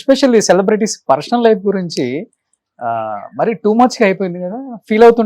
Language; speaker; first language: Telugu; native; Telugu